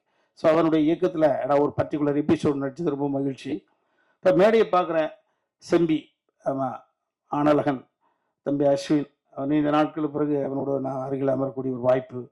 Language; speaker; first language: Tamil; native; Tamil